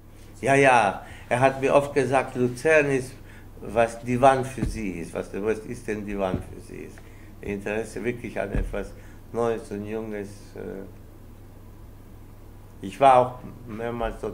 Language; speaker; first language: German; non-native, fluent; Spanish